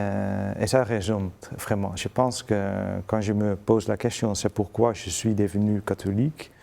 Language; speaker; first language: French; non-native, fluent; Dutch